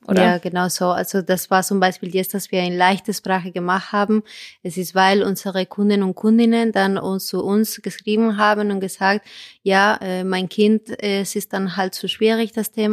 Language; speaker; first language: German; non-native, fluent; Spanish